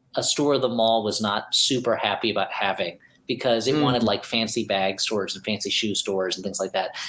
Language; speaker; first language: English; native; English